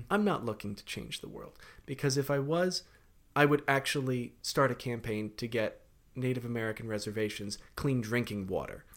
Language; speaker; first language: English; native; English